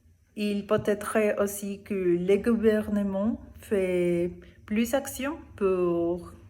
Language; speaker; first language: French; non-native, learner; Spanish